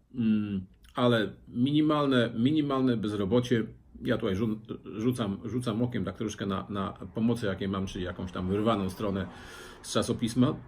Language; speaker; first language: Polish; native; Polish